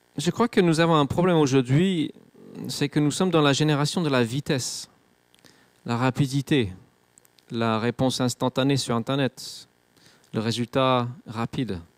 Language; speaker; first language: French; non-native, fluent; English